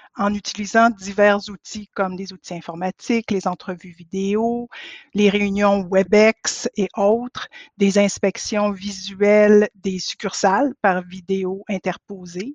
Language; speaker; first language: French; native; French